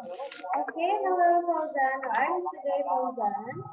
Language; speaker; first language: English; non-native, fluent; Indonesian